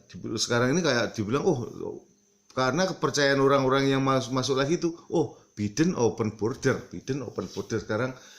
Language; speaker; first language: Indonesian; early bilingual, heritage; Indonesian